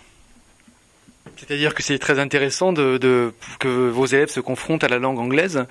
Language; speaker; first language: French; native; French